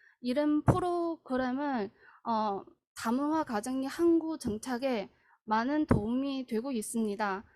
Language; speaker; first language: Korean; non-native, fluent; Chinese